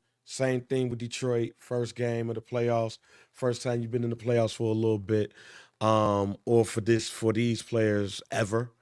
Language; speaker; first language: English; native; English